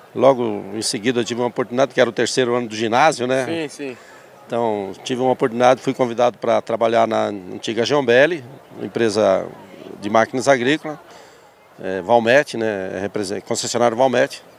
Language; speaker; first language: Portuguese; native; Portuguese